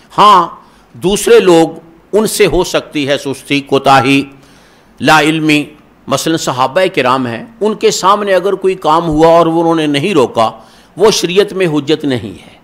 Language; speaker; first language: Urdu; non-native, local second language; Punjabi